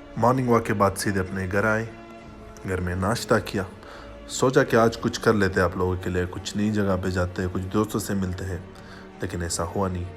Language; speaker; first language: Urdu; non-native, local second language; Pashto